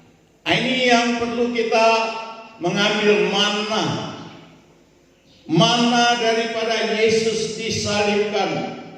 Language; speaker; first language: Malay; native; Malay